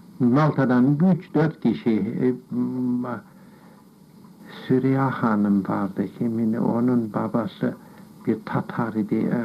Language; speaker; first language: Turkish; non-native, fluent; English